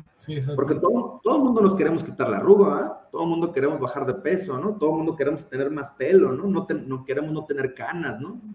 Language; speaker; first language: Spanish; native; Spanish